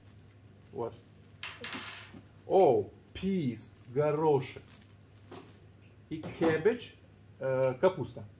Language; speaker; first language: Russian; non-native, learner; English